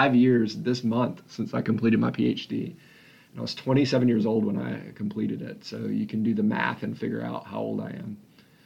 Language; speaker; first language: English; native; English